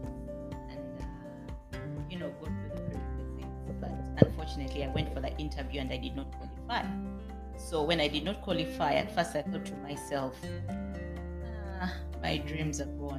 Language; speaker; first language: English; non-native, local second language; Ganda